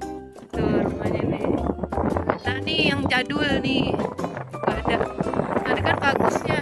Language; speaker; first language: Indonesian; native; Indonesian